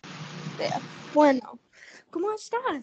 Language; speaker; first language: Spanish; non-native, learner; English